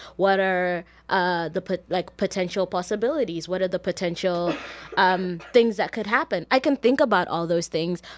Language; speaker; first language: English; non-native, local second language; Shona